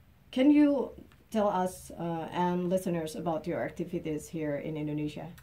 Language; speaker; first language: English; non-native, learner; Indonesian